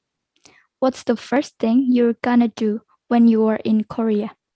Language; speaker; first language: English; non-native, learner; Indonesian